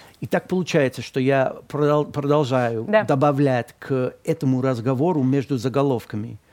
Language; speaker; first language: Russian; non-native, fluent; English